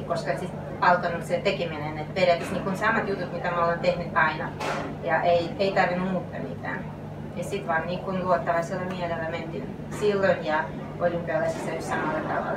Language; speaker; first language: Finnish; non-native, fluent; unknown